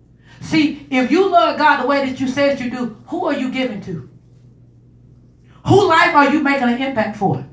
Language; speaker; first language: English; native; English